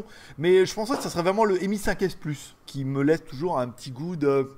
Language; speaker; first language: French; native; French